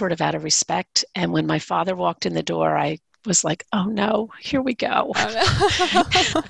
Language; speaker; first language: English; native; English